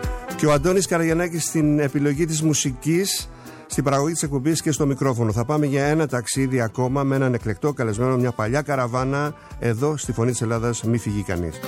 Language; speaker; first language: Greek; native; Greek